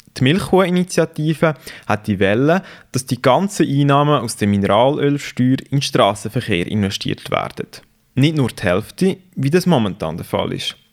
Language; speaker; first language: German; native; German